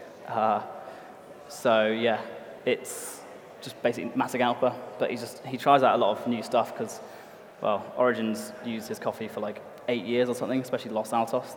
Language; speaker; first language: English; native; English